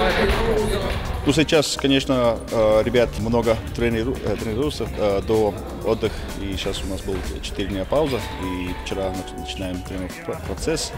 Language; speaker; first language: Russian; non-native, learner; Finnish